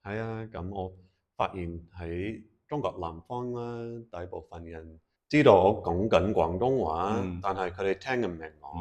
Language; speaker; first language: Cantonese; non-native, fluent; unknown